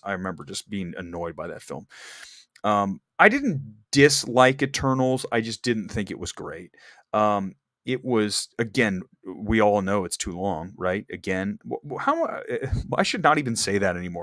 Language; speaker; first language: English; native; English